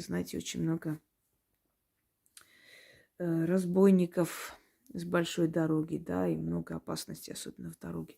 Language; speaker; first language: Russian; native; Russian